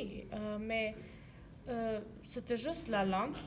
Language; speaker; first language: French; non-native, learner; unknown